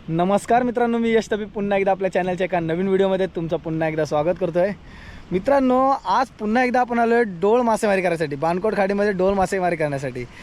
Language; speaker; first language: Marathi; native; Marathi